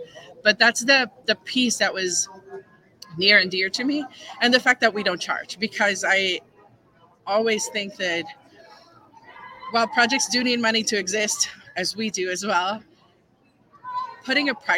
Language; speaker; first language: English; non-native, fluent; Spanish